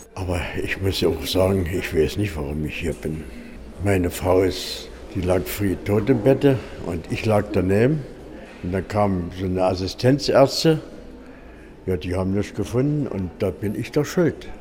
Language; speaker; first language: German; native; German